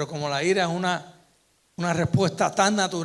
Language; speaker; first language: Spanish; native; Spanish